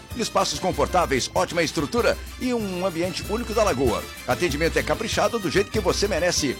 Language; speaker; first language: Portuguese; native; Portuguese